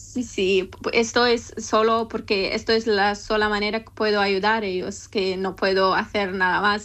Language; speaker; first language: Spanish; non-native, learner; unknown